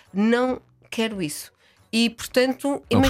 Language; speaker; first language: Portuguese; native; Portuguese